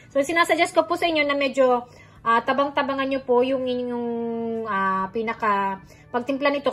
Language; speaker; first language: Filipino; native; Filipino